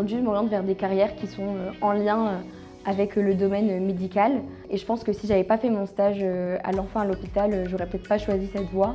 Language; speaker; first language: French; non-native, local second language; Arabic